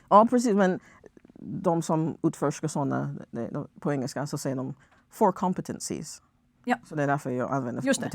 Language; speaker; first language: Swedish; non-native, fluent; English